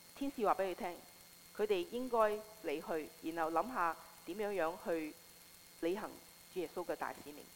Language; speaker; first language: Chinese; non-native, local second language; Cantonese